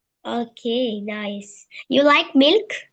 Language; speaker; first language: English; non-native, learner; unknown